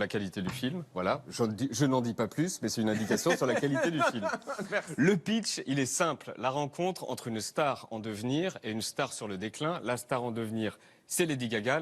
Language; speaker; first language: French; native; French